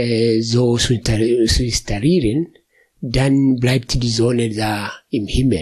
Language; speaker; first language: German; non-native, fluent; Swahili